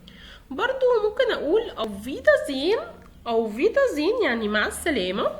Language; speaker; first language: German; non-native, fluent; Arabic